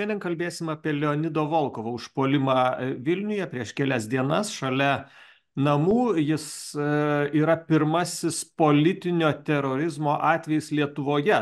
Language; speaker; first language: Lithuanian; native; Lithuanian